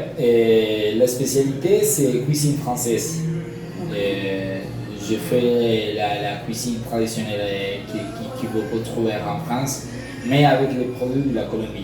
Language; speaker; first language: French; non-native, learner; Spanish